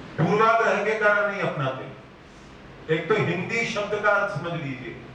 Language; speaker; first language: Hindi; non-native, local second language; Gujarati